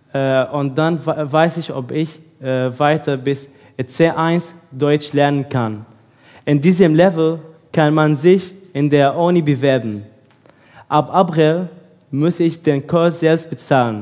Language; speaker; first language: German; non-native, learner; Arabic